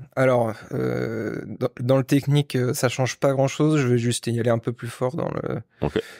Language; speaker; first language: French; native; French